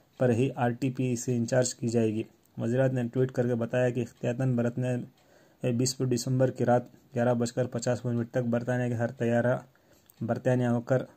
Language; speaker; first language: Urdu; native; Urdu